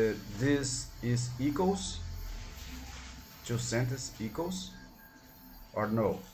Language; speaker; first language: English; non-native, learner; Portuguese